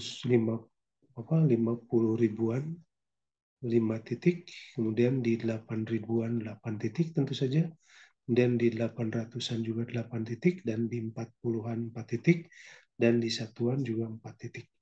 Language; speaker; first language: Indonesian; native; Indonesian